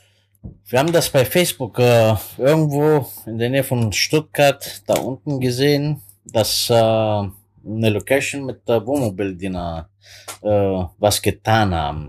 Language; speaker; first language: German; non-native, fluent; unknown